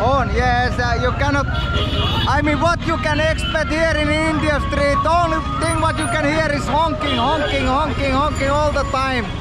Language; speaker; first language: English; non-native, fluent; Finnish